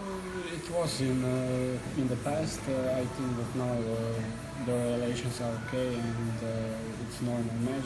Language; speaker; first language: English; non-native, learner; Croatian